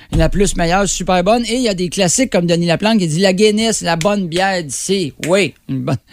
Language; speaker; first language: French; native; French